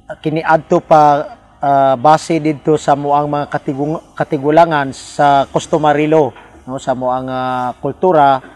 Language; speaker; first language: Cebuano; non-native, local second language; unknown